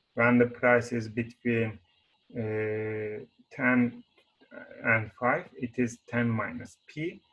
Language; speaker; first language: English; non-native, fluent; Turkish